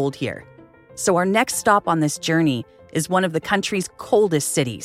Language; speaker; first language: English; native; English